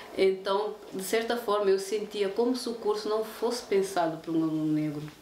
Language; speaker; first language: Portuguese; non-native, local second language; Kabuverdianu